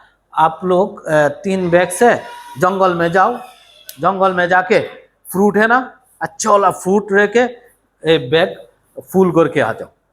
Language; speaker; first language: Hindi; non-native, learner; Bangla